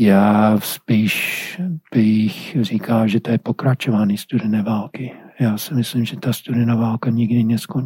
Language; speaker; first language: Czech; non-native, fluent; English